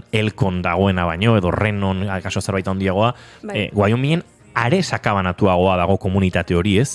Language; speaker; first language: Basque; native; Basque